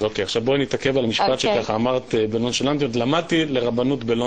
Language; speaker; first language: Hebrew; native; Hebrew